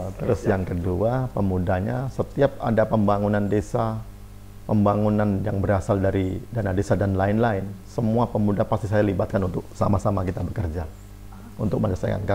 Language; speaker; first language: Indonesian; non-native, local second language; Javanese